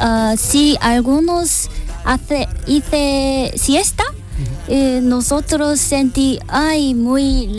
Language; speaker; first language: Spanish; non-native, learner; Korean